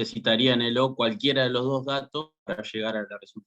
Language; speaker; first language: Spanish; native; Spanish